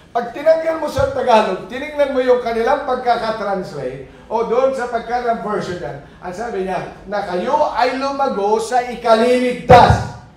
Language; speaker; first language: Filipino; non-native, local second language; Iloko